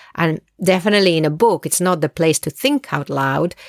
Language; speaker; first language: English; early bilingual, other home language; Spanish